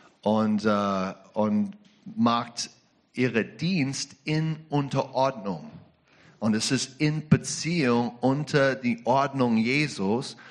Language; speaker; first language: German; non-native, learner; English